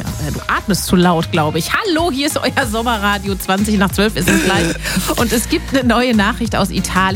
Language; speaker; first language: German; native; German